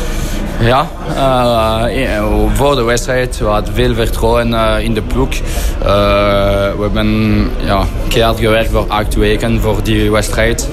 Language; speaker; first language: Dutch; non-native, fluent; French